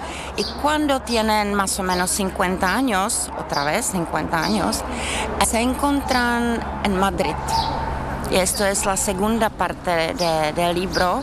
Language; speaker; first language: Spanish; non-native, fluent; Czech